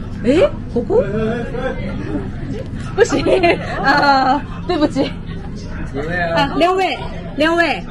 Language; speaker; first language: Chinese; non-native, learner; Japanese